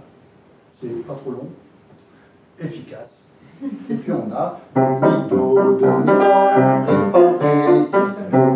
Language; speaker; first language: French; native; French